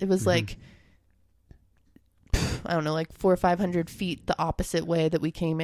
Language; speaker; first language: English; native; English